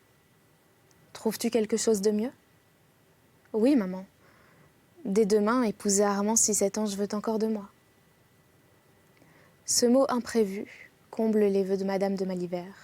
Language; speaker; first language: French; native; French